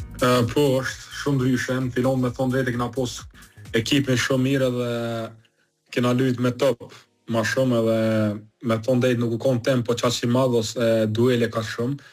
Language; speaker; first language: Albanian; early bilingual, heritage; Albanian